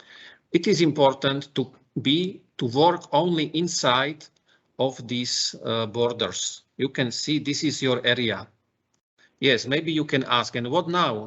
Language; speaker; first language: English; non-native, fluent; Slovak